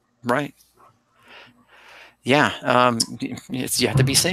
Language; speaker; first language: English; native; English